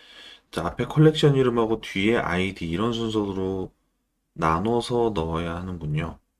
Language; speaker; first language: Korean; native; Korean